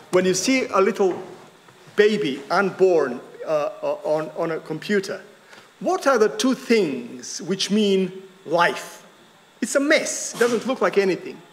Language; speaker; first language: English; non-native, fluent; Macedonian